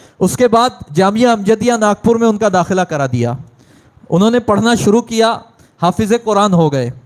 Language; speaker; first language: Urdu; native; Urdu